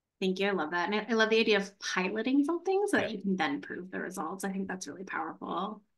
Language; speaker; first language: English; native; English